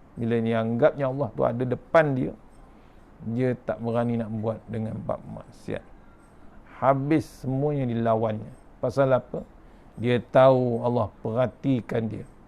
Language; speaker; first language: Malay; native; Malay